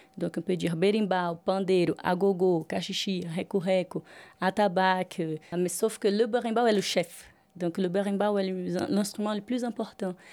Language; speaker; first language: French; non-native, fluent; Portuguese